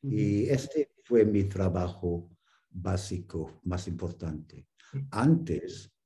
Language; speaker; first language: Spanish; non-native, fluent; English